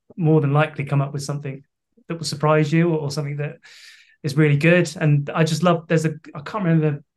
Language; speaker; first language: English; native; English